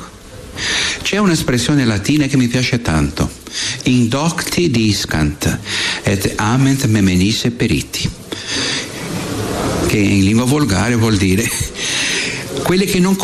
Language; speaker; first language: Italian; non-native, fluent; Portuguese